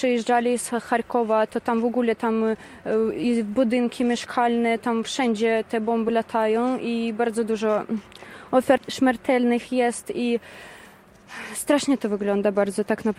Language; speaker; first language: Polish; non-native, fluent; Ukrainian